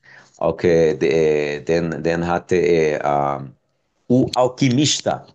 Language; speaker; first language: Swedish; non-native, learner; Spanish